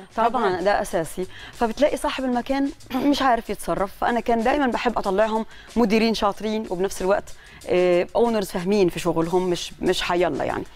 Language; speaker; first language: Arabic; native; Arabic